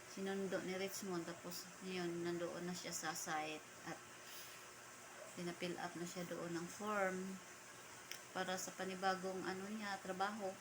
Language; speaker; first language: Filipino; non-native, local second language; Cebuano